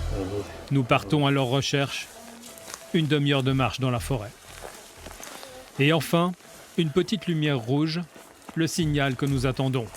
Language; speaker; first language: French; native; French